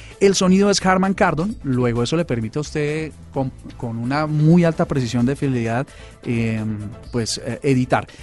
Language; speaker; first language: Spanish; native; Spanish